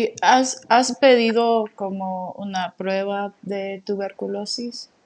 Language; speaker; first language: Spanish; non-native, fluent; English